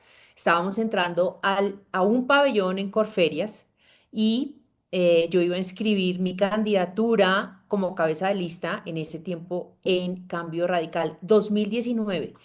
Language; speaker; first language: Spanish; native; Spanish